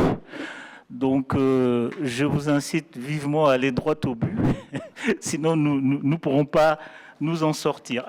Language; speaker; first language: French; non-native, local second language; Wolof